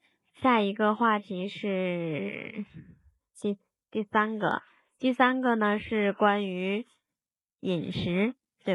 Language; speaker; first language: Chinese; non-native, fluent; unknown